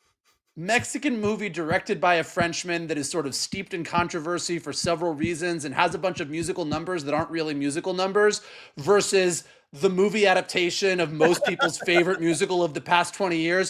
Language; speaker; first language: English; native; English